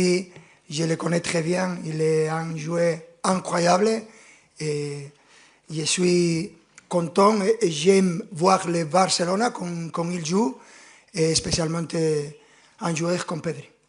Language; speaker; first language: French; non-native, fluent; Spanish